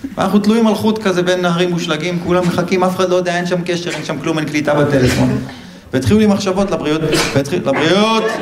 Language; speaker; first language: Hebrew; native; Hebrew